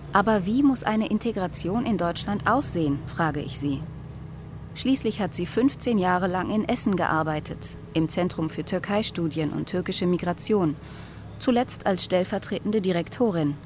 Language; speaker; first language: German; native; German